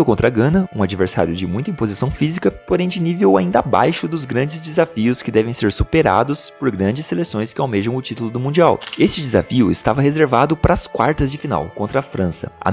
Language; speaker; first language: Portuguese; native; Portuguese